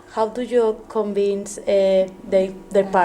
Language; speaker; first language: English; non-native, learner; Spanish